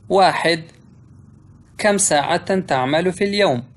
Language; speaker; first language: Arabic; non-native, local second language; Pashto